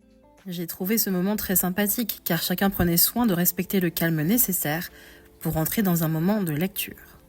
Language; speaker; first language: French; native; French